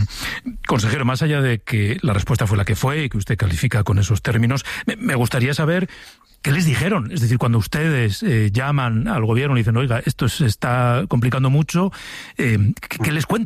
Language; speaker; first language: Spanish; native; Spanish